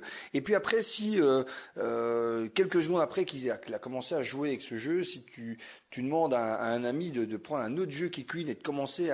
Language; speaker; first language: French; native; French